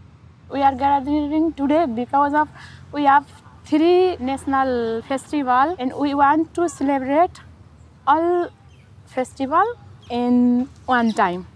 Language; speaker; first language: English; non-native, learner; Nepali